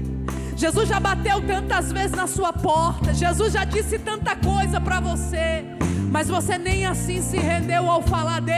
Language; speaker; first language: Portuguese; native; Portuguese